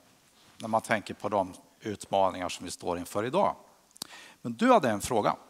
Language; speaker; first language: Swedish; native; Swedish